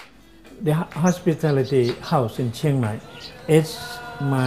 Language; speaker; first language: English; non-native, learner; Thai